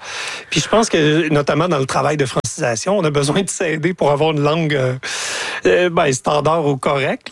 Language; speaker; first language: French; native; French